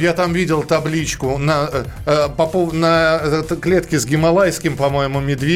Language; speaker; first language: Russian; native; Russian